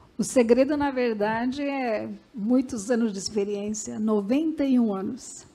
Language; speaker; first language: Portuguese; early bilingual, other home language; Macedonian